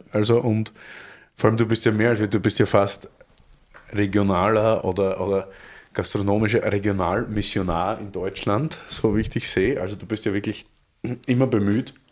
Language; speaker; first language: German; native; German